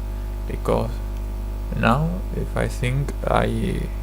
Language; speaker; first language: English; non-native, learner; Spanish